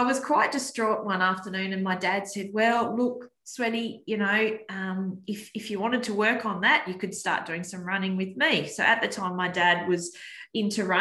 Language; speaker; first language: English; native; English